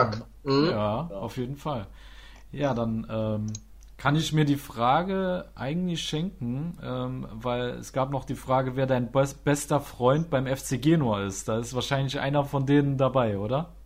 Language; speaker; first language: German; native; German